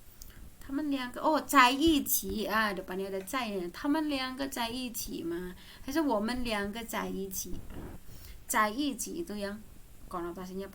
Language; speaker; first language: Chinese; non-native, fluent; Indonesian